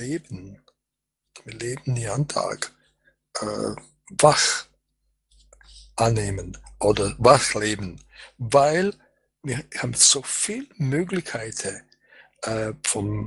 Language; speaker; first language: German; non-native, fluent; Croatian